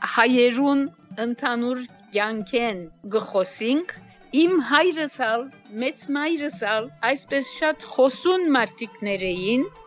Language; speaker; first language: Armenian; native; Armenian